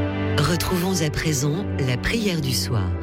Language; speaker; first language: French; native; French